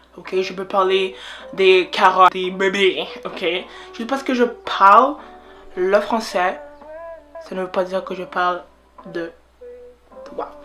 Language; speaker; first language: French; native; French